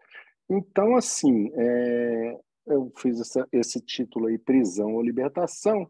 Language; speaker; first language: Portuguese; native; Portuguese